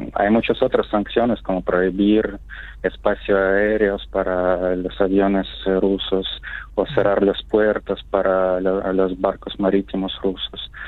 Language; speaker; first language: Spanish; non-native, fluent; Ukrainian